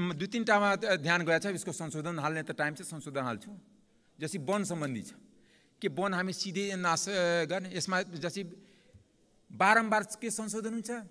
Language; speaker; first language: Nepali; non-native, local second language; Maithili